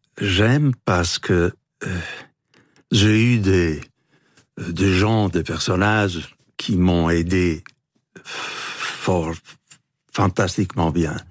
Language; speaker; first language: French; non-native, fluent; Italian